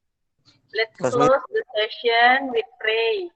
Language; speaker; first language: English; non-native, fluent; Indonesian